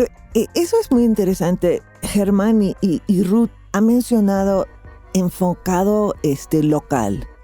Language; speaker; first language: Spanish; non-native, fluent; English